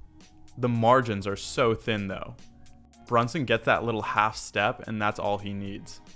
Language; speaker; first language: English; native; English